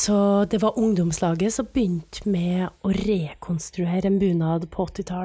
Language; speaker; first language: Norwegian; native; Norwegian